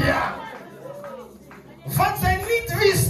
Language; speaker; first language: Dutch; non-native, fluent; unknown